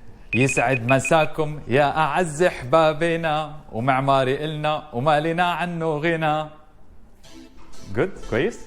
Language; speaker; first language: Arabic; native; Arabic